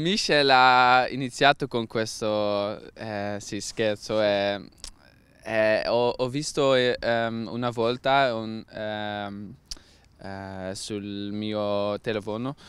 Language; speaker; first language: Italian; non-native, learner; Dutch